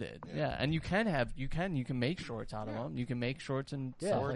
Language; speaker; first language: English; native; English